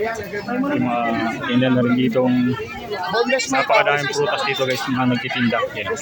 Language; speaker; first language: Filipino; native; Filipino